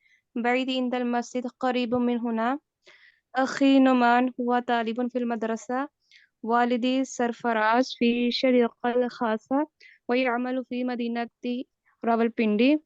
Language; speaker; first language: Arabic; non-native, learner; Urdu